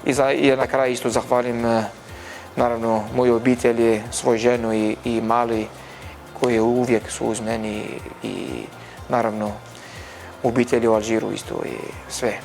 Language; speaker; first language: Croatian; non-native, learner; Arabic